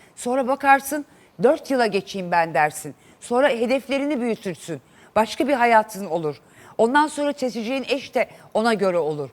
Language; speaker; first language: Turkish; native; Turkish